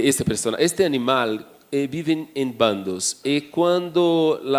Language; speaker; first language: Spanish; non-native, fluent; Portuguese